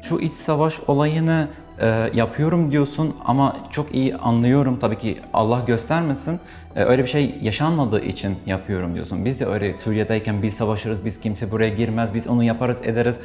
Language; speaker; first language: Turkish; non-native, fluent; Arabic